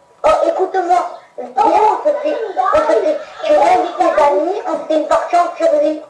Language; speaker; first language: French; native; French